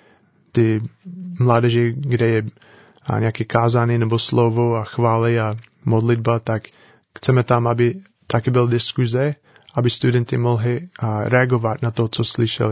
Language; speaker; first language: Czech; non-native, fluent; English